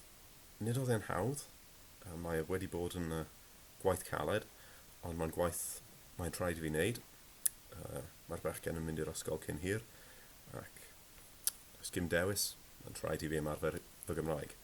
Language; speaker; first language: Welsh; non-native, learner; English